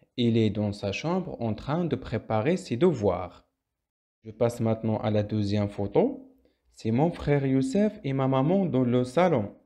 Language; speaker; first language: French; non-native, local second language; Arabic